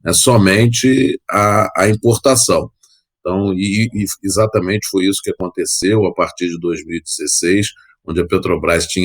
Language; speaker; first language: Portuguese; native; Portuguese